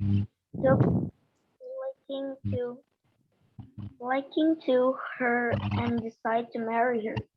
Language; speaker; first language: English; non-native, learner; Indonesian